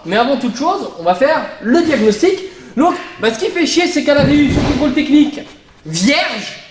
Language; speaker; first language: French; native; French